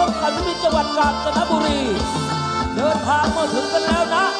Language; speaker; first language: Thai; native; Thai